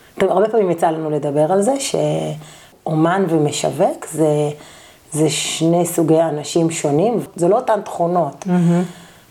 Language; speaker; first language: Hebrew; native; Hebrew